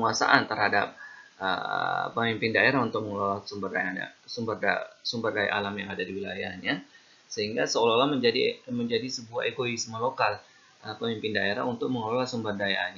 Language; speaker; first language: Indonesian; native; Indonesian